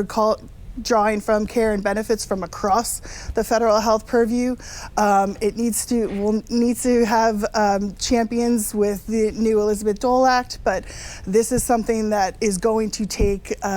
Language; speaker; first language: English; native; English